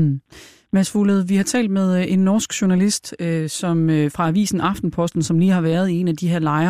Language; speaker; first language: Danish; native; Danish